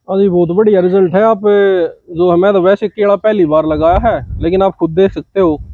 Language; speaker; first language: Hindi; native; Hindi